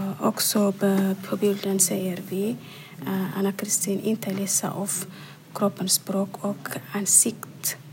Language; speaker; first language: Swedish; non-native, learner; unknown